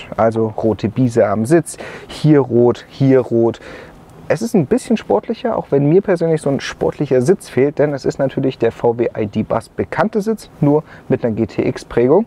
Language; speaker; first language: German; native; German